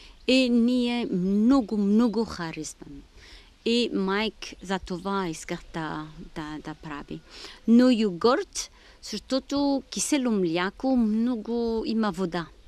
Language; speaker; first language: Bulgarian; non-native, learner; Arabic